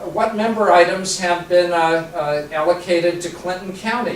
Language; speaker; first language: English; native; English